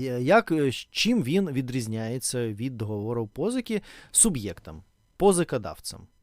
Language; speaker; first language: Ukrainian; non-native, local second language; Russian